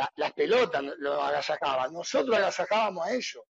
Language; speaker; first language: Spanish; native; Spanish